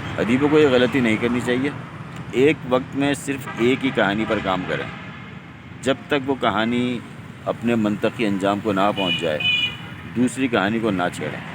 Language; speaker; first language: Urdu; non-native, local second language; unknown